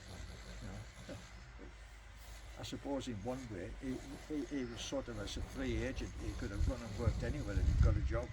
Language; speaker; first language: English; native; English